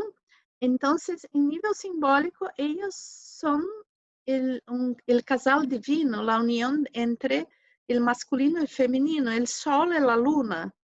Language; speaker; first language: Spanish; non-native, fluent; Portuguese